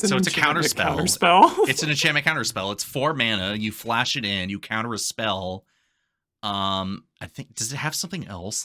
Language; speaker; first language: English; native; English